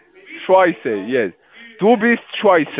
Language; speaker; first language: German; non-native, learner; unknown